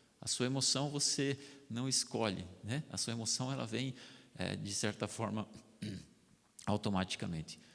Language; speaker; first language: Portuguese; non-native, local second language; German